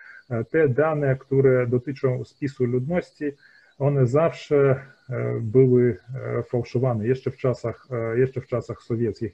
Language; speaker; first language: Polish; early bilingual, heritage; Polish